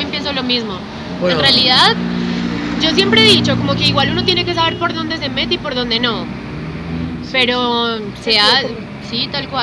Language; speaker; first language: Spanish; native; Spanish